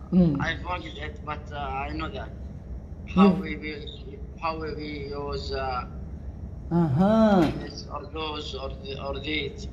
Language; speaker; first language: English; non-native, learner; Arabic